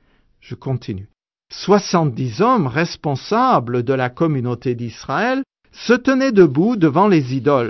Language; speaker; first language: French; native; French